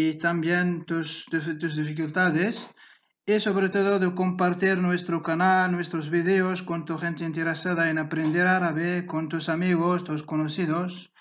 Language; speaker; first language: Spanish; non-native, fluent; Arabic